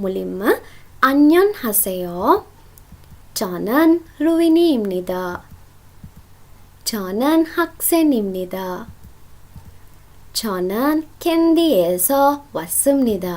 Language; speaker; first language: Korean; non-native, fluent; Sinhala